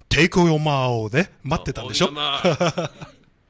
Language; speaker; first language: Japanese; native; Japanese